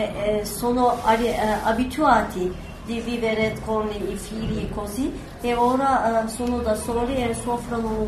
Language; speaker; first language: Italian; non-native, learner; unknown